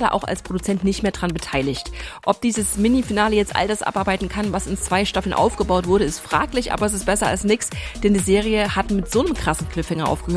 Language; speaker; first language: German; native; German